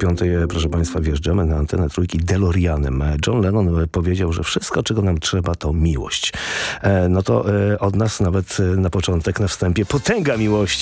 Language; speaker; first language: Polish; native; Polish